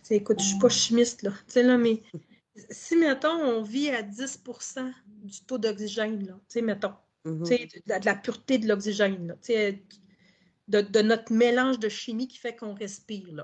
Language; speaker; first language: French; native; French